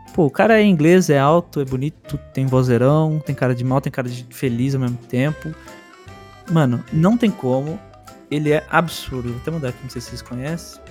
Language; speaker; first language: Portuguese; early bilingual, other home language; Spanish